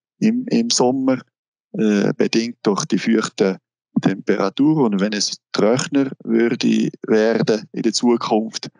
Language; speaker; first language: German; non-native, local second language; French